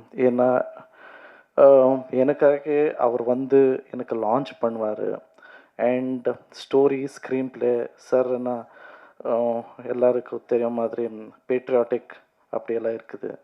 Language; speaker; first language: Tamil; non-native, learner; Kannada